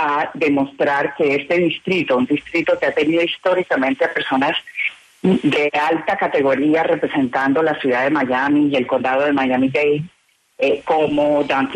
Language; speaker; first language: Spanish; native; Spanish